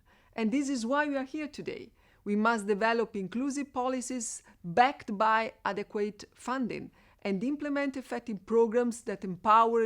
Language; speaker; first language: English; non-native, fluent; Italian